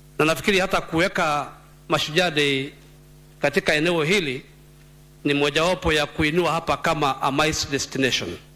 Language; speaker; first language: Swahili; non-native, local second language; Masai